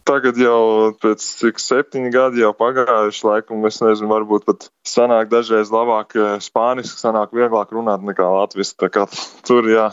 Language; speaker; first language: Latvian; native; Latvian